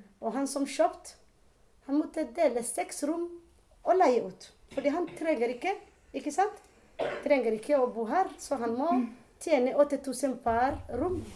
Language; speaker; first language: Norwegian; non-native, learner; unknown